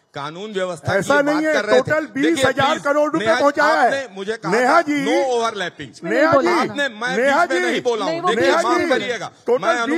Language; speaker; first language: Hindi; native; Hindi